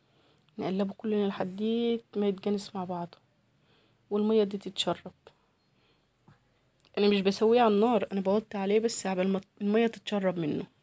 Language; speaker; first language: Arabic; native; Arabic